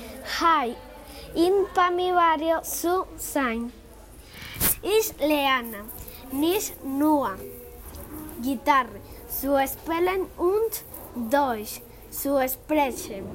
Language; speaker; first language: German; non-native, learner; Spanish